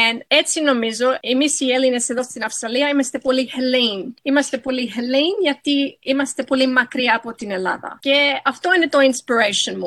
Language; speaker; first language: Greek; early bilingual, heritage; English